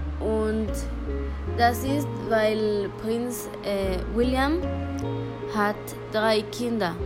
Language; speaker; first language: German; non-native, learner; Spanish